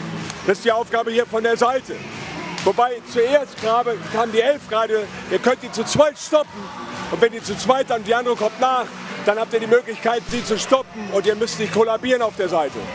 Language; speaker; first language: German; native; German